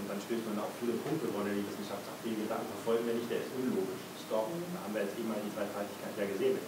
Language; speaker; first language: German; native; German